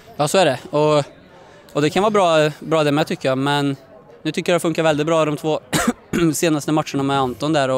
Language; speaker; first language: Swedish; native; Swedish